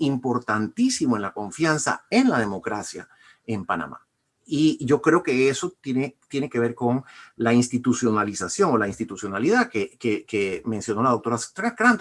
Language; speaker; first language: Spanish; native; Spanish